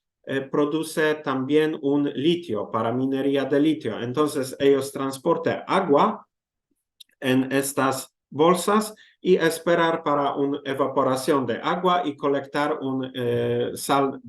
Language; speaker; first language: Spanish; non-native, learner; Polish